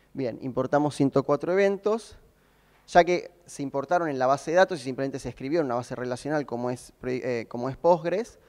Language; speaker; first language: Spanish; native; Spanish